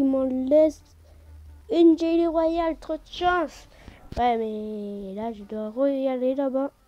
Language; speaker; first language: French; native; French